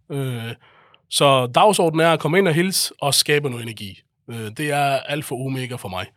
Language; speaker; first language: Danish; early bilingual, other home language; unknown